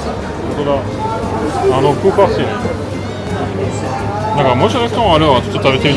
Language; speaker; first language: Japanese; non-native, fluent; French